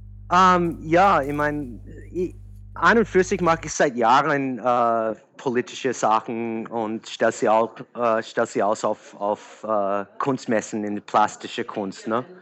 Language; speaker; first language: German; early bilingual, other home language; English